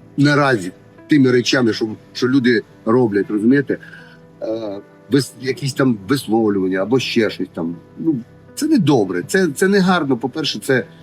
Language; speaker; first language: Ukrainian; native; Ukrainian